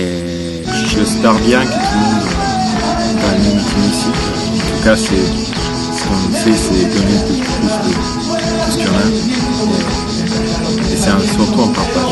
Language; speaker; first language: French; non-native, fluent; Spanish